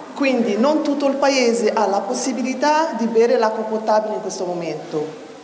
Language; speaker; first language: Italian; non-native, fluent; Malagasy